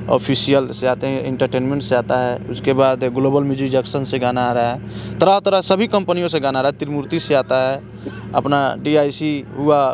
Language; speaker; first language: Hindi; native; Hindi